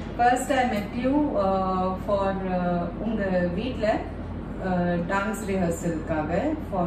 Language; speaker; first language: Tamil; non-native, local second language; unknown